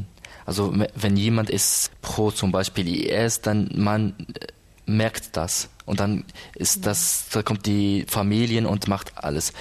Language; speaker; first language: German; non-native, learner; Arabic